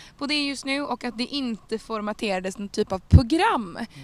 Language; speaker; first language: Swedish; native; Swedish